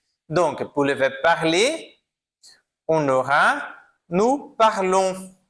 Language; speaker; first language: French; non-native, fluent; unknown